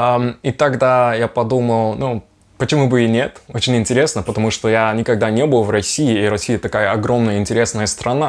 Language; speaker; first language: Russian; non-native, fluent; Dutch